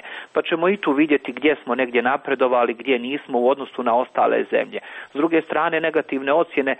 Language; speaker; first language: Croatian; native; Croatian